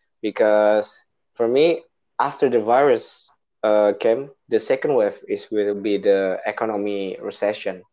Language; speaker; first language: English; non-native, learner; Indonesian